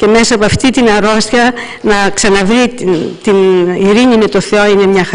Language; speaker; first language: Greek; native; Greek